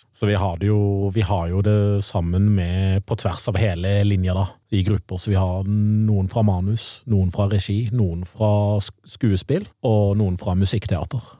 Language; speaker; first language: Norwegian; native; Norwegian